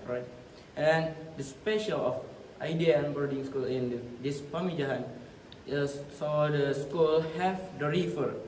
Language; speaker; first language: English; non-native, learner; Indonesian